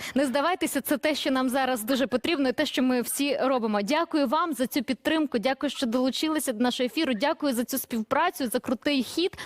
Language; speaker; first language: Ukrainian; native; Ukrainian